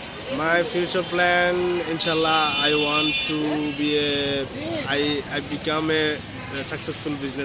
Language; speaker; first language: English; non-native, learner; Bangla